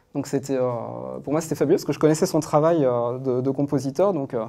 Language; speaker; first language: French; native; French